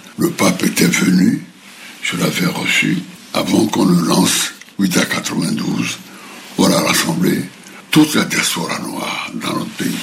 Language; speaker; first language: French; non-native, local second language; Fon